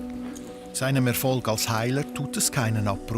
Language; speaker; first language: German; native; German